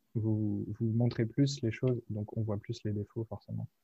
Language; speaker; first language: French; native; French